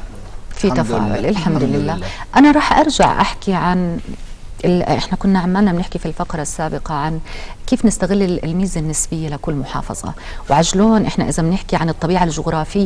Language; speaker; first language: Arabic; native; Arabic